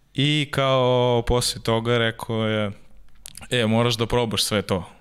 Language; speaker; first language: Serbian; non-native, learner; Russian